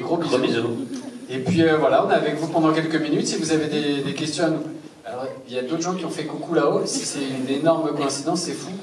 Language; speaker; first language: French; native; French